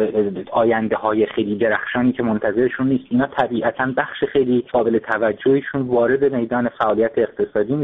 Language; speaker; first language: Persian; native; Persian